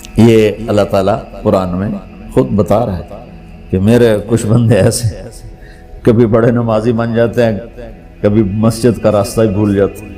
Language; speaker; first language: Urdu; non-native, local second language; Punjabi